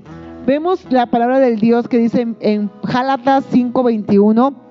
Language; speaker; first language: Spanish; native; Spanish